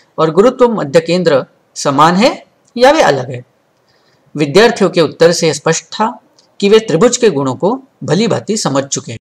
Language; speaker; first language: Hindi; non-native, local second language; Marathi